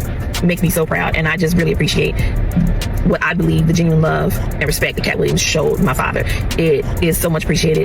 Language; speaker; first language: English; native; English